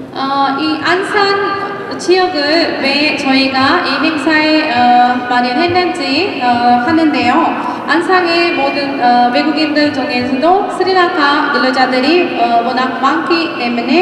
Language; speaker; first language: Korean; non-native, fluent; Sinhala